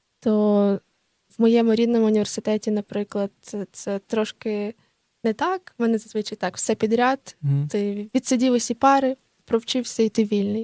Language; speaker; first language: Ukrainian; native; Ukrainian